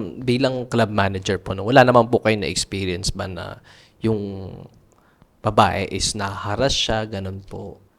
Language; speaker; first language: Filipino; native; Filipino